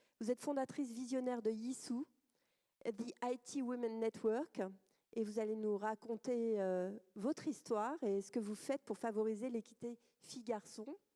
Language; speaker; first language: French; native; French